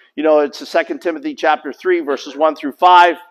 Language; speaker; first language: English; native; English